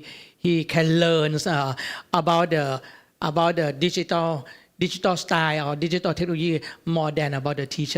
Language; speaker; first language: English; non-native, learner; Thai